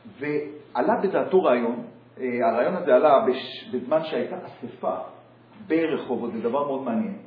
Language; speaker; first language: Hebrew; native; Hebrew